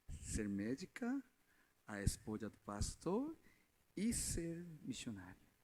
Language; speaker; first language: Portuguese; non-native, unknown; Korean